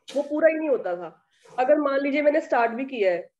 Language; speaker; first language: Hindi; native; Hindi